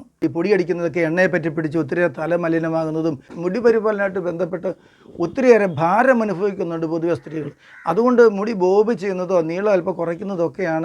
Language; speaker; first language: Malayalam; native; Malayalam